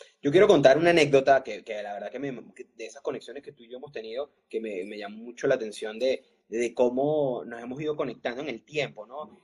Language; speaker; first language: Spanish; native; Spanish